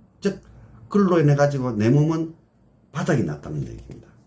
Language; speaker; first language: Korean; native; Korean